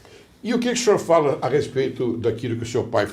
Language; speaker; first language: Portuguese; native; Portuguese